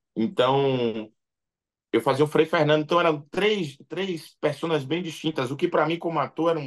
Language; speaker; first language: Portuguese; native; Portuguese